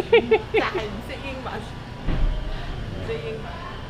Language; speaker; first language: Cantonese; native; Cantonese